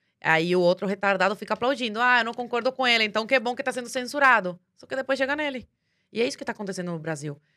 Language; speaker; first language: Portuguese; early bilingual, other home language; Spanish